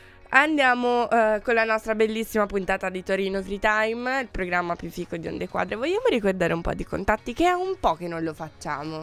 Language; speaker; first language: Italian; native; Italian